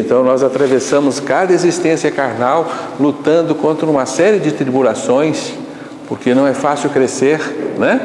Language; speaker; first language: Portuguese; native; Portuguese